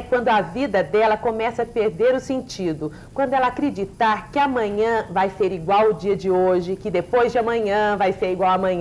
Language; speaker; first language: Portuguese; native; Portuguese